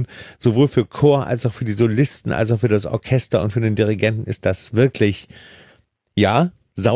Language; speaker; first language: German; native; German